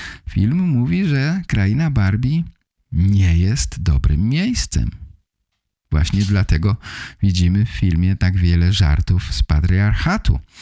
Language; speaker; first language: Polish; native; Polish